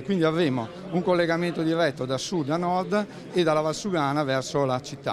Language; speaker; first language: Italian; native; Italian